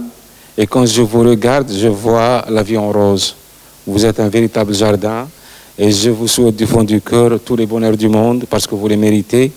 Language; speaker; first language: French; non-native, local second language; Arabic